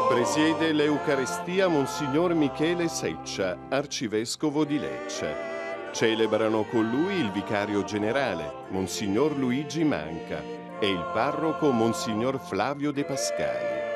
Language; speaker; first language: Italian; native; Italian